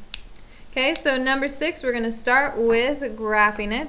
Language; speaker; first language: English; native; English